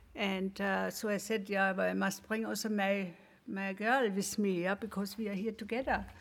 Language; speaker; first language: English; non-native, fluent; German